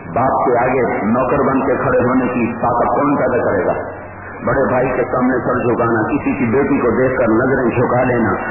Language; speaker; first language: Urdu; non-native, local second language; Punjabi